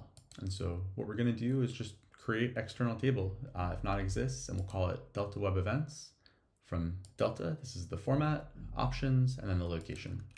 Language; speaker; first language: English; native; English